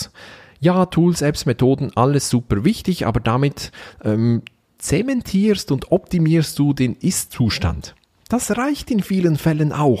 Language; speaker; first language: German; native; German